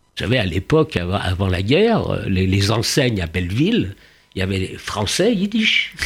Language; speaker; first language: French; early bilingual, other home language; Yiddish